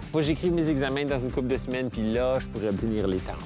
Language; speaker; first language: French; native; French